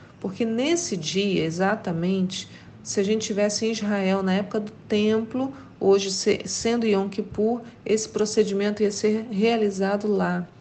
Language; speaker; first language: Portuguese; native; Portuguese